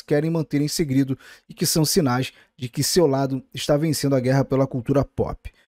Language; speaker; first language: Portuguese; native; Portuguese